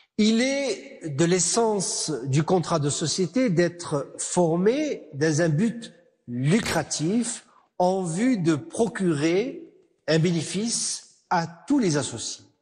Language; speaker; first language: French; non-native, local second language; Arabic